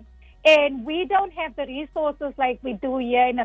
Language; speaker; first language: English; non-native, local second language; Dutch